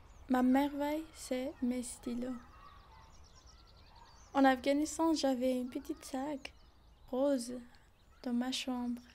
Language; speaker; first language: French; non-native, learner; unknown